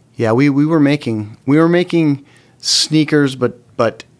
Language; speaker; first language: English; native; English